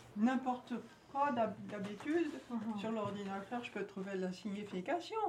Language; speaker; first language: French; non-native, local second language; Haitian Creole